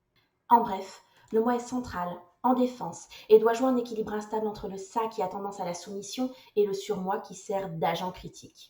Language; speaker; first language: French; native; French